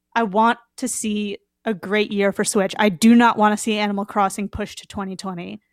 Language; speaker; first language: English; native; English